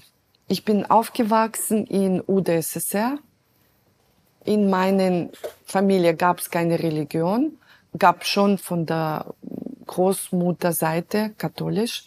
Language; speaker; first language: German; non-native, fluent; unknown